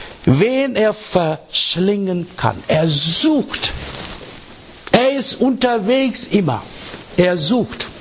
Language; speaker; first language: German; non-native, fluent; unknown